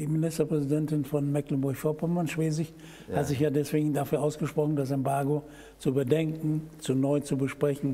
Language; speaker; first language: German; native; German